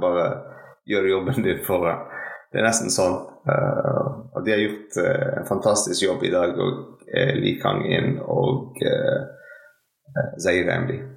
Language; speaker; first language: Norwegian; non-native, fluent; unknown